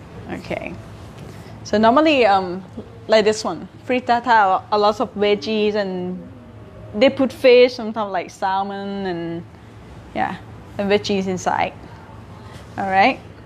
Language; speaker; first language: English; non-native, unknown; Thai